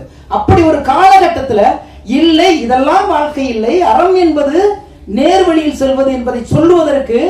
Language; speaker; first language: Tamil; native; Tamil